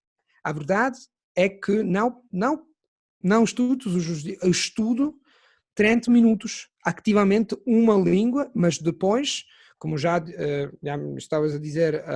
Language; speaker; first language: Portuguese; non-native, fluent; Italian